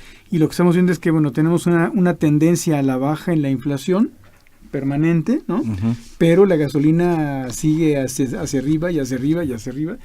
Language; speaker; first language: Spanish; native; Spanish